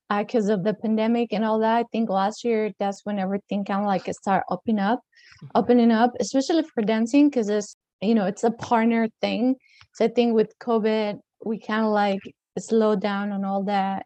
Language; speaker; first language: English; non-native, fluent; Spanish